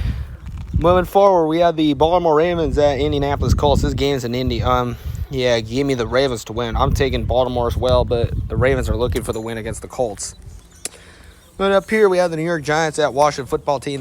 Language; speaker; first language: English; native; English